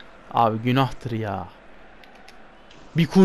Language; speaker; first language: Turkish; native; Turkish